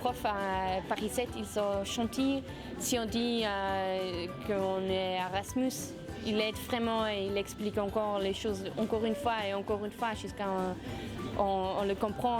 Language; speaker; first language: French; non-native, learner; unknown